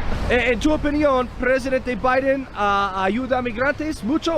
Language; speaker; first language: Spanish; non-native, learner; English